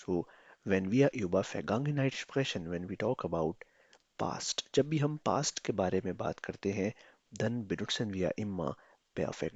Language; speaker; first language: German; non-native, fluent; Urdu